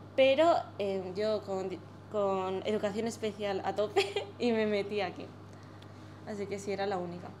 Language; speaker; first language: Spanish; native; Spanish